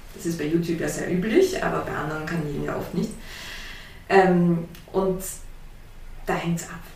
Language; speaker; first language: German; early bilingual, heritage; German